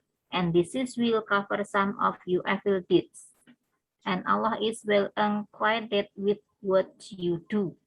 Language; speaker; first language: English; non-native, learner; Indonesian